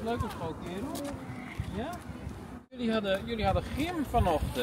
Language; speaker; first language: Dutch; native; Dutch